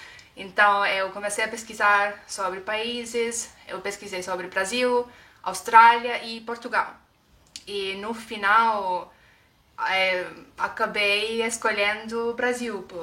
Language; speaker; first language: Portuguese; non-native, fluent; Estonian